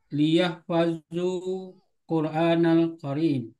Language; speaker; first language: Arabic; non-native, learner; Indonesian